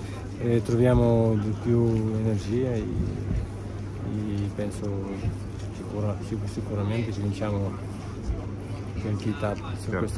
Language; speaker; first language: Italian; non-native, learner; Russian